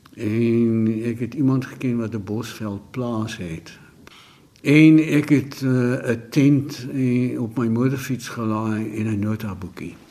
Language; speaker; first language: Afrikaans; native; Afrikaans